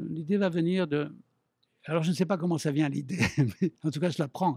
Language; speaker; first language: French; native; French